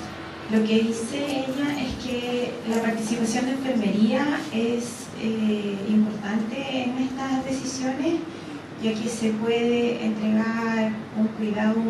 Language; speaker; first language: Spanish; native; Spanish